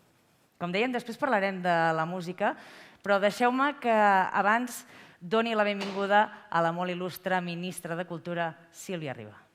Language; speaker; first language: Catalan; native; Catalan